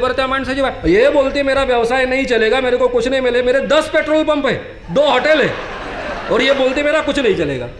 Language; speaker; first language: Hindi; non-native, local second language; Marathi